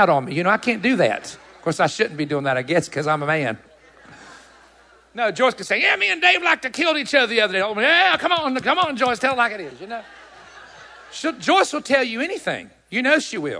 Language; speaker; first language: English; native; English